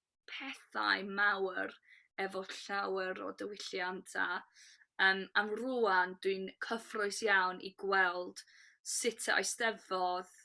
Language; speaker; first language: Welsh; non-native, local second language; English